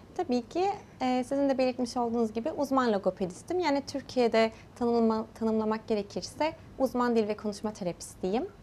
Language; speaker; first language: Turkish; early bilingual, heritage; Turkish